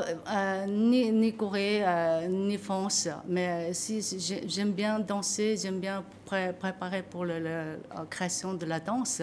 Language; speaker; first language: French; non-native, learner; Korean